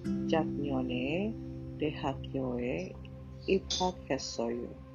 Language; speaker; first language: Korean; non-native, learner; Indonesian